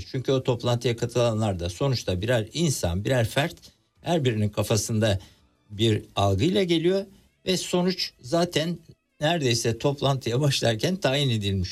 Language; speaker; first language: Turkish; native; Turkish